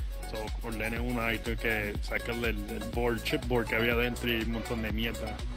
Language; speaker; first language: Spanish; early bilingual, heritage; Spanish